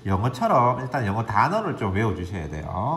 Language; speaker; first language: Korean; native; Korean